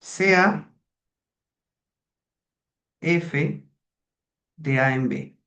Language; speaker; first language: Spanish; native; Spanish